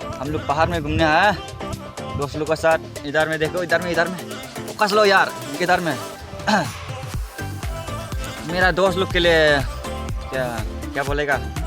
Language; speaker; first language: Hindi; non-native, local second language; Bodo